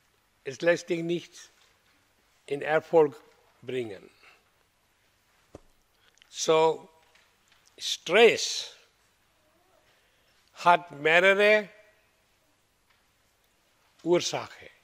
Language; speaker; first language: German; non-native, learner; Hindi